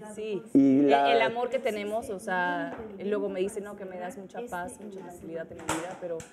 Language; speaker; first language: Spanish; early bilingual, heritage; Spanish